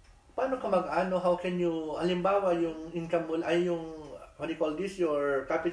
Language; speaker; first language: English; non-native, local second language; Iloko